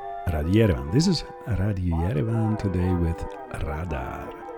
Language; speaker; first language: English; non-native, fluent; German